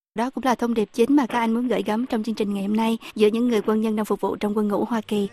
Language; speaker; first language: Vietnamese; native; Vietnamese